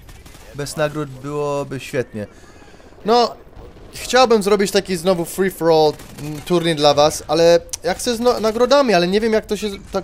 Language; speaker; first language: Polish; early bilingual, heritage; Polish